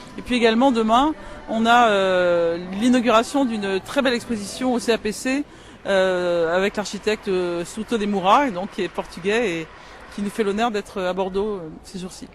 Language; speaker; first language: French; native; French